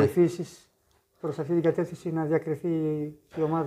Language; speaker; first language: Greek; native; Greek